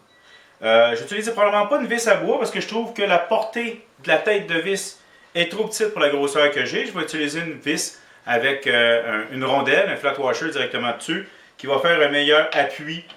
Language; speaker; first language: French; native; French